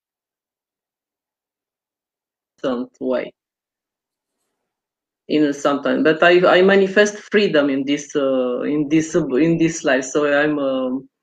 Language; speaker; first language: English; non-native, fluent; Romanian